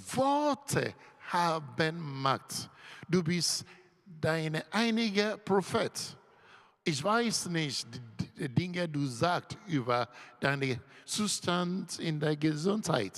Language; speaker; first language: German; non-native, learner; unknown